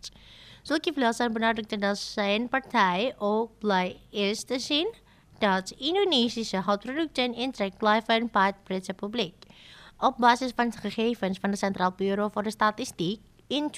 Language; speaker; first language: Dutch; non-native, fluent; Indonesian